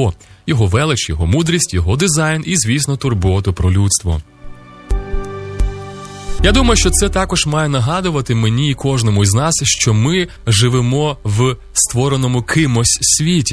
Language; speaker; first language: Ukrainian; native; Ukrainian